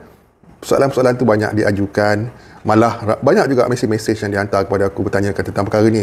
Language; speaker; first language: Malay; native; Malay